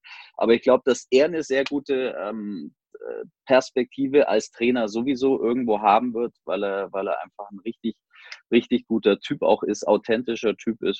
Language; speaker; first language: German; native; German